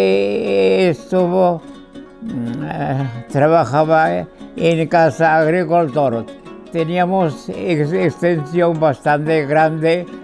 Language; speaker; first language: Spanish; non-native, fluent; Georgian